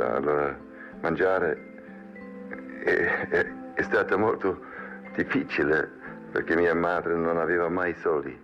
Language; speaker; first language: Italian; non-native, learner; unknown